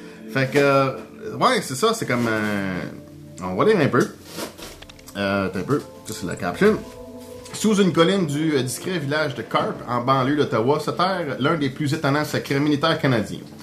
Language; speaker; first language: French; native; French